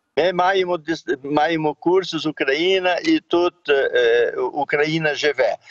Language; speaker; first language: Ukrainian; early bilingual, heritage; Ukrainian